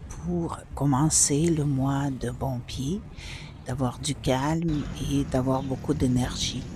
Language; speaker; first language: French; non-native, fluent; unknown